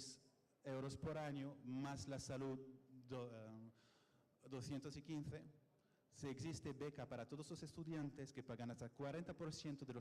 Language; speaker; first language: Spanish; non-native, fluent; French